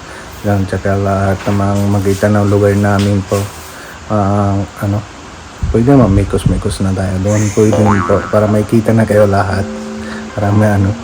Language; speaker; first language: Filipino; non-native, learner; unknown